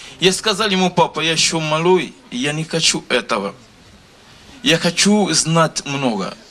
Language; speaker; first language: Russian; non-native, learner; Lingala